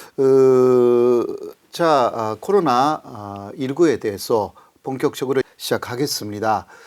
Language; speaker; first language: Korean; non-native, fluent; Japanese